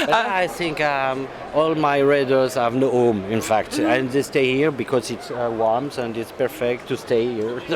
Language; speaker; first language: English; non-native, fluent; French